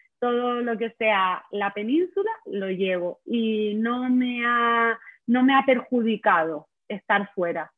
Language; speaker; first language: Spanish; native; Spanish